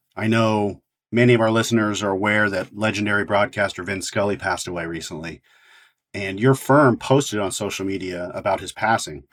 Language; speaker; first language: English; native; English